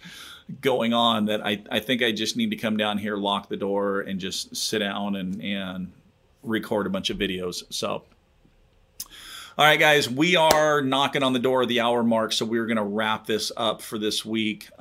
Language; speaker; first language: English; native; English